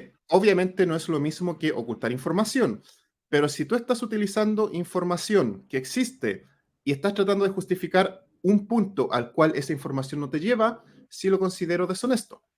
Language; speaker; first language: Spanish; native; Spanish